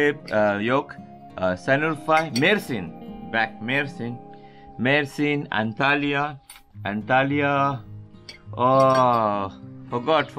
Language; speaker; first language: Turkish; non-native, learner; Hindi